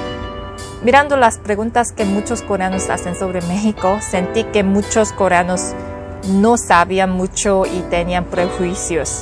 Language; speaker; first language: Spanish; non-native, fluent; Korean